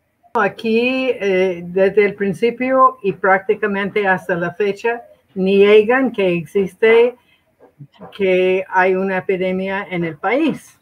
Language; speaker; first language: Spanish; non-native, fluent; English